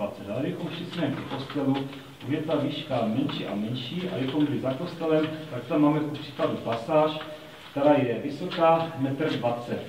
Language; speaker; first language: Czech; native; Czech